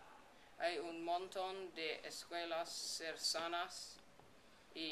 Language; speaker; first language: Spanish; non-native, learner; English